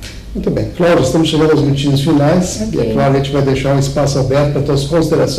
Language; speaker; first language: Portuguese; native; Portuguese